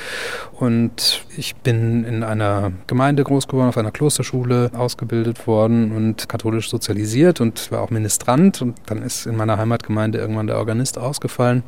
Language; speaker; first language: German; native; German